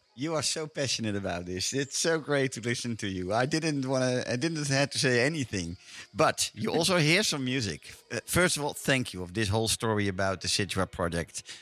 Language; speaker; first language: English; non-native, fluent; Dutch